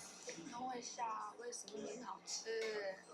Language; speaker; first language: Chinese; non-native, learner; Korean